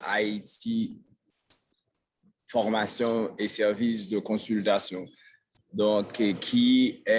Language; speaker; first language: French; non-native, local second language; Haitian Creole